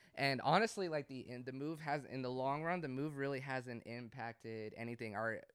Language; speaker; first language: English; native; English